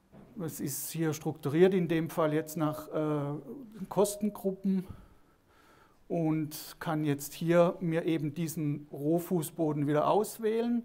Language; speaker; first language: German; native; German